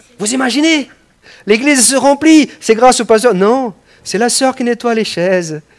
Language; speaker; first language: French; non-native, fluent; Portuguese